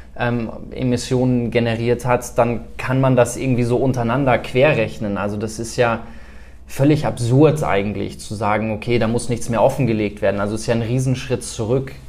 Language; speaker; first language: German; native; German